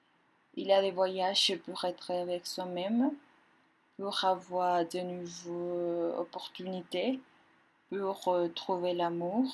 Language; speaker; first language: French; non-native, learner; Spanish